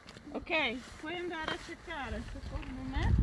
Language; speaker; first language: Italian; non-native, fluent; Dutch